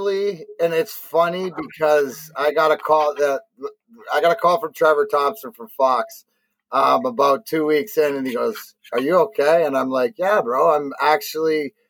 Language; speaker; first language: English; native; English